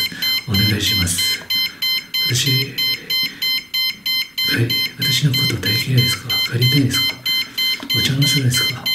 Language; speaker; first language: Japanese; non-native, learner; Chinese